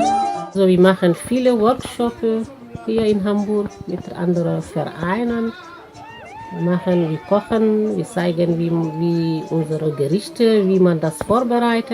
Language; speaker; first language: German; non-native, fluent; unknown